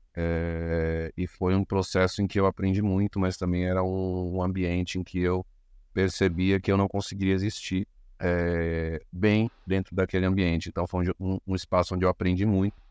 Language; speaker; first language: Portuguese; native; Portuguese